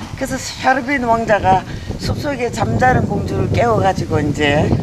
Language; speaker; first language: Korean; native; Korean